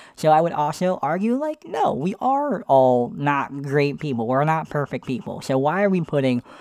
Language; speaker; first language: English; native; English